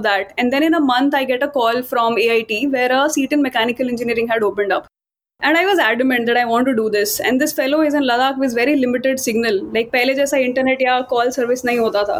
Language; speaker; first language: English; non-native, local second language; Hindi